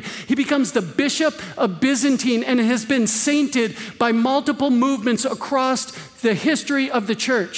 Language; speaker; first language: English; native; English